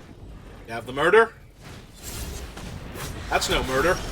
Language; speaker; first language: English; native; English